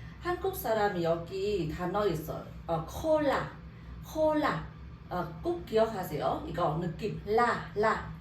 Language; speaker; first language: Korean; non-native, learner; Vietnamese